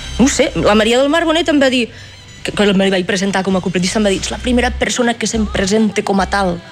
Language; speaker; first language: Catalan; native; Catalan